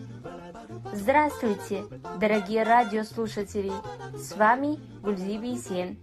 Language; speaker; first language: Russian; non-native, fluent; Kazakh